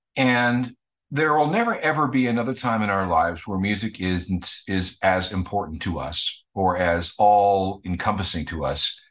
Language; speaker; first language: English; native; English